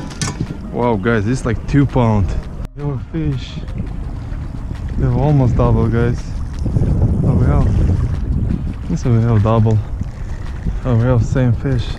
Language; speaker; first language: English; non-native, learner; Ukrainian